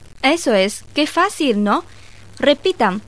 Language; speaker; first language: Spanish; non-native, fluent; Chinese